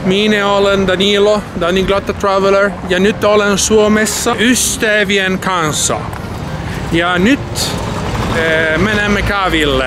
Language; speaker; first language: Finnish; non-native, learner; Italian